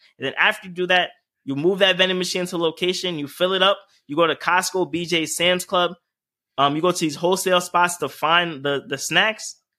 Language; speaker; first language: English; native; English